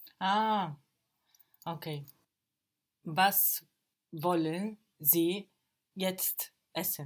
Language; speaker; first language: German; non-native, learner; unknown